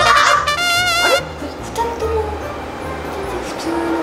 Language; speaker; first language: Japanese; native; Japanese